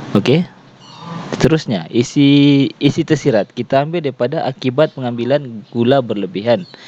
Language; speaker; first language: Malay; native; Malay